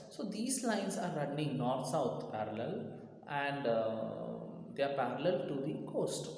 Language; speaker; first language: English; non-native, local second language; Kannada